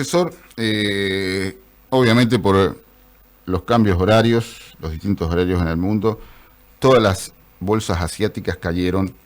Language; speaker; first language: Spanish; native; Spanish